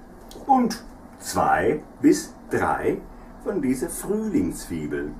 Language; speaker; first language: German; non-native, fluent; Italian